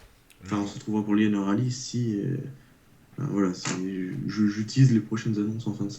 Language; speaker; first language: French; native; French